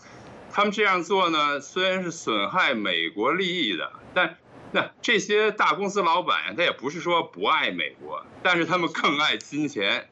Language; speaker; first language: Chinese; native; Chinese